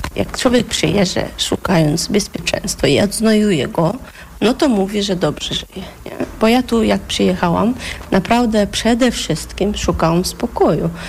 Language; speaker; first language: Polish; non-native, fluent; Chechen